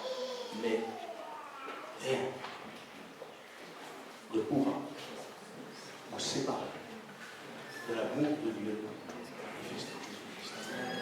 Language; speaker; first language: French; native; French